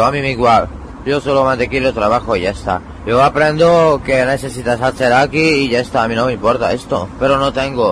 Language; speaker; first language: Spanish; non-native, learner; Hungarian